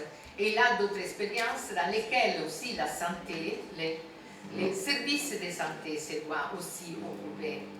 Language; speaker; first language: French; non-native, fluent; Italian